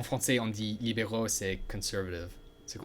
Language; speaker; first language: French; non-native, learner; English